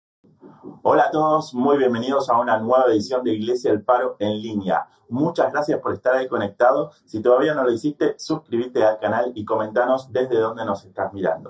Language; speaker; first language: Spanish; native; Spanish